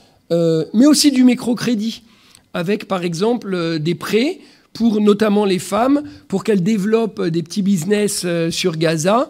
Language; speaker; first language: French; native; French